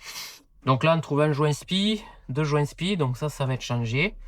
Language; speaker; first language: French; native; French